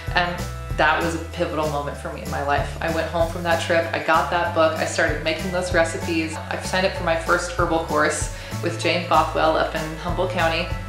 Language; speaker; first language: English; native; English